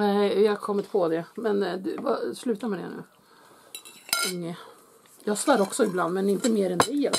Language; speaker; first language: Swedish; native; Swedish